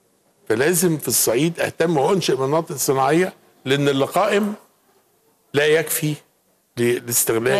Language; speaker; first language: Arabic; native; Arabic